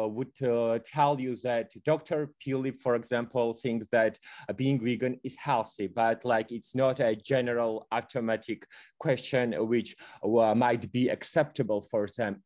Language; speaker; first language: English; non-native, fluent; Georgian